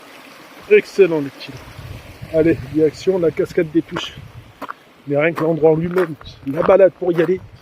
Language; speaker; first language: French; native; French